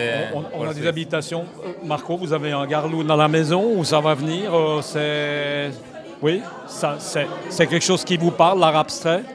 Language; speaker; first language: French; native; French